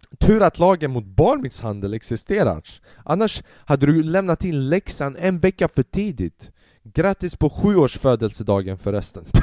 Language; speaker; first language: Swedish; early bilingual, other home language; Albanian